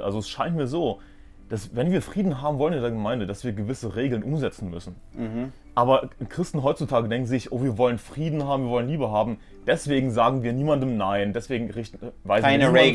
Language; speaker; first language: German; native; German